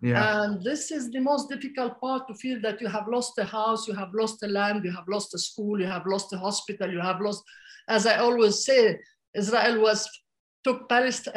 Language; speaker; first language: English; non-native, fluent; Arabic